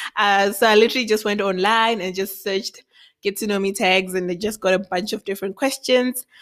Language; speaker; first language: English; non-native, local second language; Venda